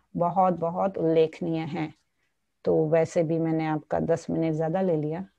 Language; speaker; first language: Hindi; non-native, local second language; Gujarati